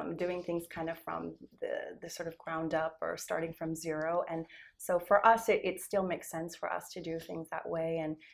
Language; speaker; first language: English; native; English